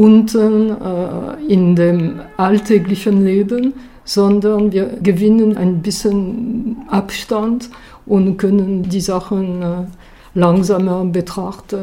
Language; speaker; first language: German; non-native, fluent; French